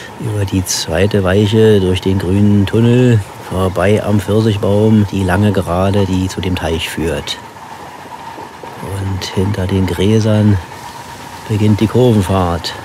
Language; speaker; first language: German; native; German